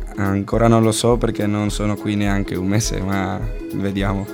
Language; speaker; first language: Italian; non-native, learner; Spanish